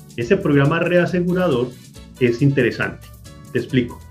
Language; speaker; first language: Spanish; native; Spanish